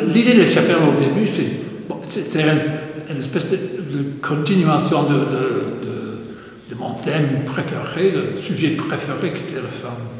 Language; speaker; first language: French; non-native, fluent; English